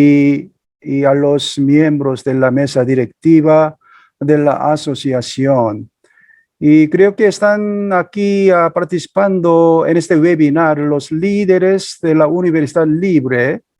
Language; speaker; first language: Spanish; non-native, fluent; Korean